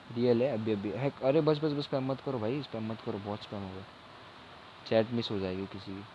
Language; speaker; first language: Hindi; non-native, local second language; Marathi